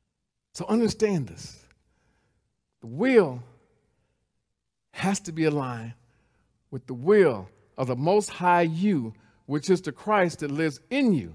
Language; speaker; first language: English; native; English